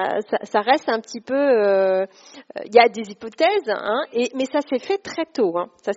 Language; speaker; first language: French; native; French